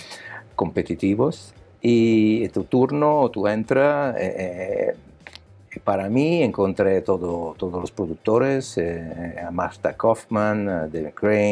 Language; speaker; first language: Spanish; non-native, learner; Italian